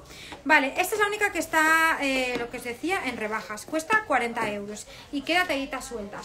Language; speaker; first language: Spanish; native; Spanish